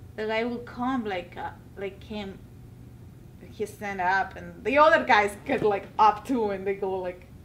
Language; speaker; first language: English; non-native, fluent; Spanish